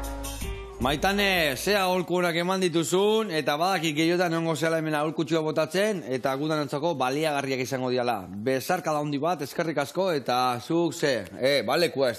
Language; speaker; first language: Basque; native; Basque